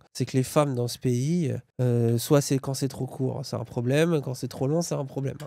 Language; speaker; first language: French; native; French